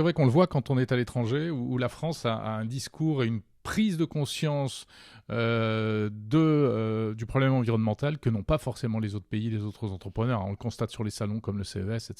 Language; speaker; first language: French; native; French